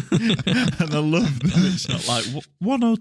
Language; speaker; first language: English; native; English